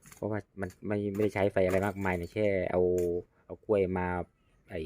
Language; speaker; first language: Thai; non-native, local second language; Northeastern Thai